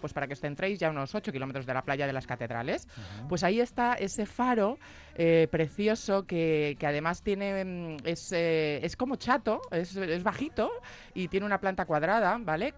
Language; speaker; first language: Spanish; native; Spanish